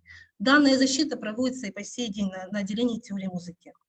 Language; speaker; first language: Russian; native; Russian